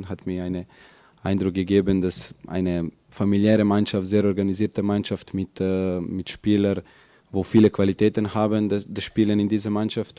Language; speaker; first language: German; non-native, fluent; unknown